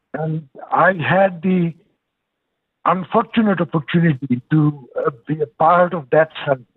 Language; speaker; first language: English; non-native, fluent; Bangla